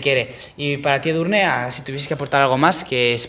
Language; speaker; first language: Spanish; native; Spanish